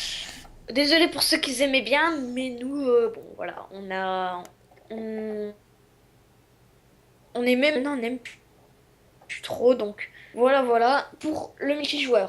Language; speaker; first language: French; native; French